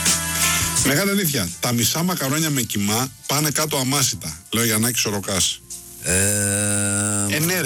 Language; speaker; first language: Greek; native; Greek